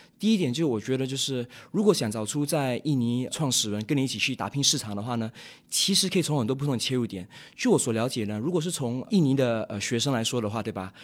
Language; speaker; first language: Chinese; native; Chinese